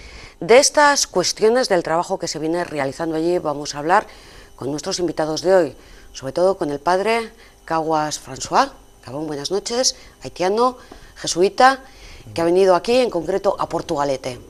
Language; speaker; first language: Spanish; native; Spanish